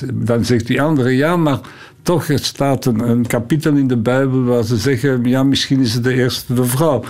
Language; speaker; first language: Dutch; non-native, local second language; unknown